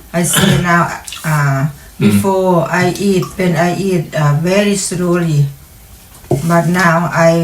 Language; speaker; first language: English; non-native, learner; Thai